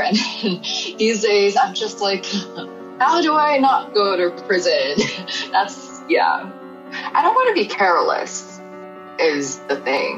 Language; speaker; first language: English; non-native, local second language; Cantonese